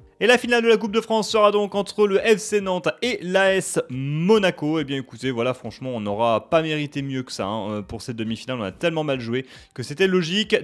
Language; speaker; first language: French; native; French